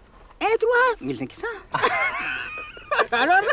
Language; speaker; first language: French; non-native, learner; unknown